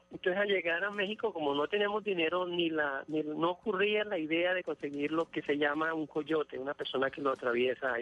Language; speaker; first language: Spanish; native; Spanish